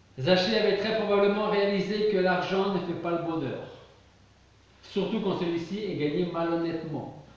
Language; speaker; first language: French; native; French